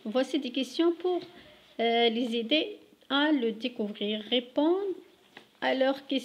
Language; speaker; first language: French; non-native, local second language; Arabic